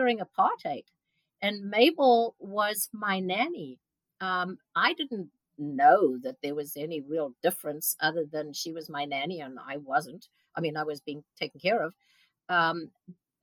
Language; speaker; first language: English; native; English